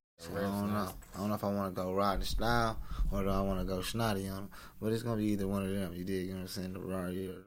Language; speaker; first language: English; native; English